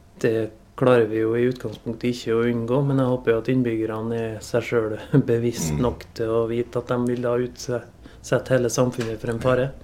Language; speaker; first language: Norwegian; native; Norwegian